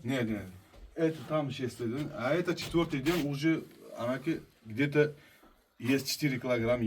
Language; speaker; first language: Russian; non-native, fluent; Uzbek